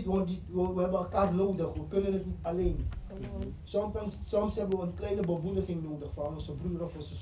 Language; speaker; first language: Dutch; non-native, fluent; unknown